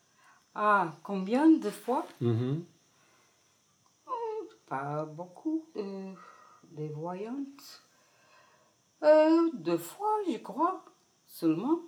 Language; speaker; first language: French; non-native, fluent; Portuguese